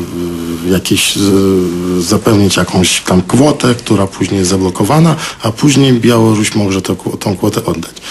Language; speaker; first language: Polish; non-native, fluent; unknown